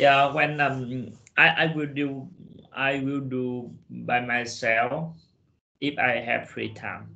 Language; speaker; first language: English; non-native, learner; Vietnamese